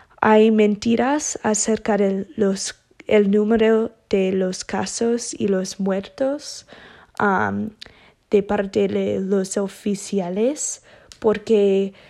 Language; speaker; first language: Spanish; non-native, learner; English